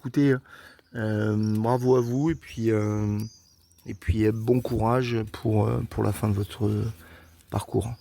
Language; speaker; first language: French; native; French